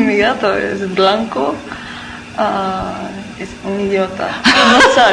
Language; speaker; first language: Spanish; non-native, learner; English